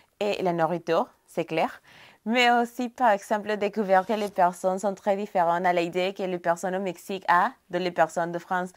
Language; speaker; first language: French; non-native, fluent; Spanish